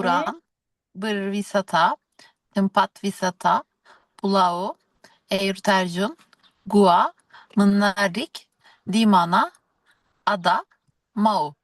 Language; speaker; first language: Indonesian; non-native, learner; Turkish